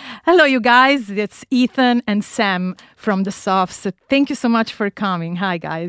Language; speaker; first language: English; non-native, fluent; Italian